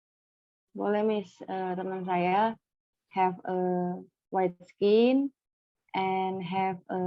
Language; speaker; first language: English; non-native, learner; Indonesian